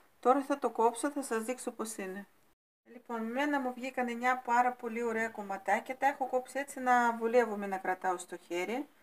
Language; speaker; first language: Greek; non-native, fluent; Russian